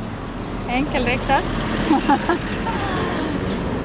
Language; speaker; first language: Swedish; non-native, fluent; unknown